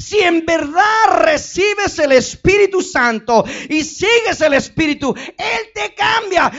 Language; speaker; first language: Spanish; early bilingual, heritage; Spanish